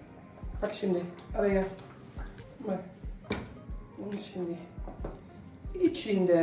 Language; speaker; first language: Turkish; early bilingual, heritage; Turkish